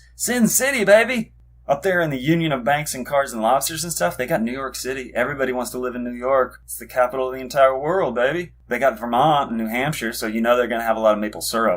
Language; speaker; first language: English; native; English